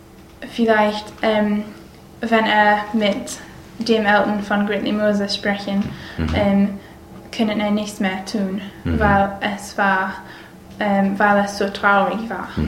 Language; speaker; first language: German; non-native, learner; English